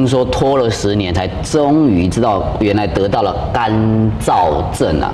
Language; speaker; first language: Chinese; native; Chinese